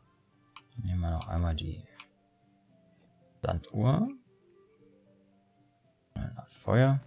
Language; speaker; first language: German; native; German